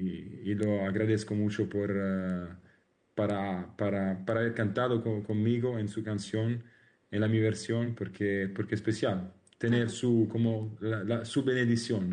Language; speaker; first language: Spanish; non-native, learner; Italian